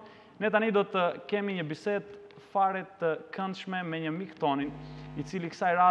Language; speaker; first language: Albanian; native; Albanian